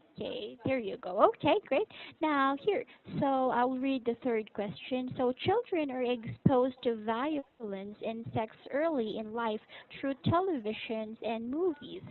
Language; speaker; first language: English; non-native, local second language; Filipino